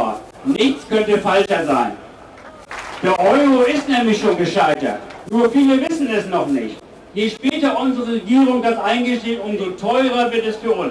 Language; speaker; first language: German; native; German